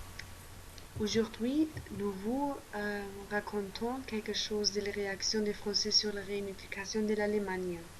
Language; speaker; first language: French; non-native, learner; German